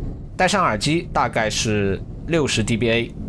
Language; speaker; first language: Chinese; native; Chinese